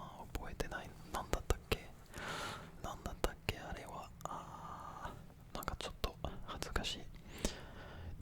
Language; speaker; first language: Japanese; non-native, fluent; French